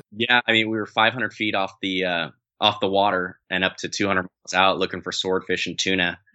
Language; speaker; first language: English; native; English